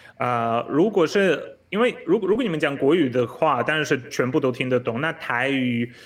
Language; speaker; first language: Chinese; non-native, fluent; Polish